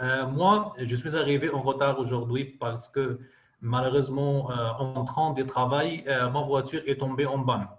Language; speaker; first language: French; non-native, fluent; Arabic